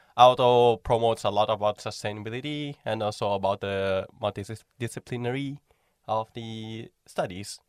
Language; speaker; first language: English; non-native, fluent; Thai